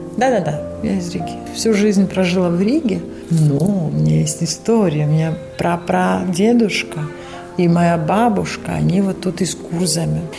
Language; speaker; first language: Russian; non-native, local second language; Latvian